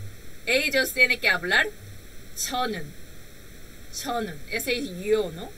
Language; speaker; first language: Spanish; non-native, learner; Korean